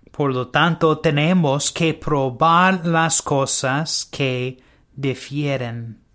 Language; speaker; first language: Spanish; non-native, learner; English